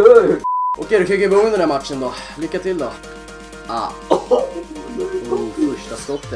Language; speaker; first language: Swedish; native; Swedish